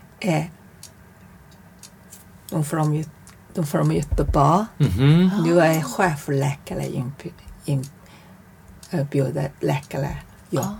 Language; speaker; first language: Swedish; non-native, learner; Chinese